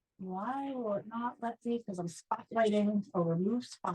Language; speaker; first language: English; native; English